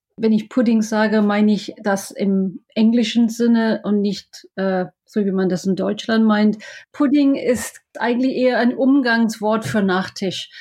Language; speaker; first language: German; non-native, fluent; English